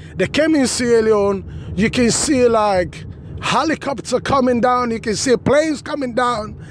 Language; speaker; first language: English; non-native, local second language; Krio